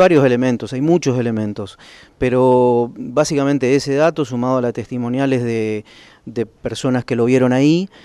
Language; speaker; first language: Spanish; native; Spanish